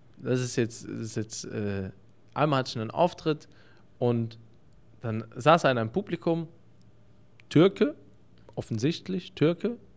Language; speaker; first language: German; early bilingual, other home language; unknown